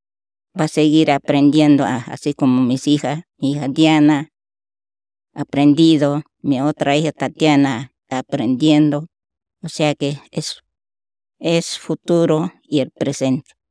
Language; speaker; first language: Spanish; non-native, local second language; Shipibo-Conibo